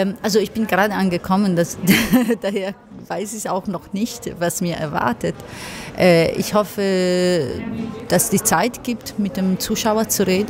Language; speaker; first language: German; non-native, fluent; Italian